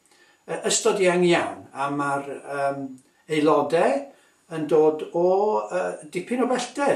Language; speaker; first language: Welsh; native; Welsh